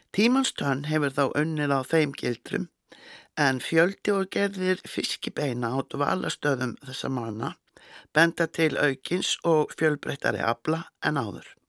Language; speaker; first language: Icelandic; native; Icelandic